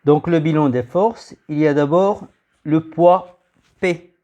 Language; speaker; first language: French; non-native, local second language; Arabic